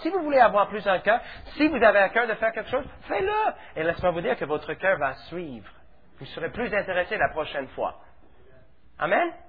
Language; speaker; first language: French; native; French